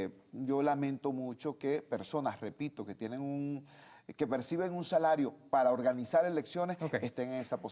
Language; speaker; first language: Spanish; native; Spanish